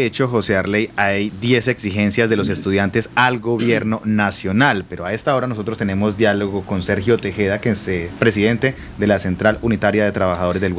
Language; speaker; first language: Spanish; native; Spanish